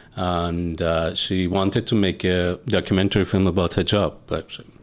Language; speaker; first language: English; non-native, fluent; Persian